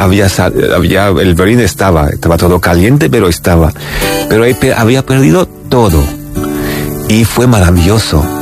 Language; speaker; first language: Spanish; non-native, fluent; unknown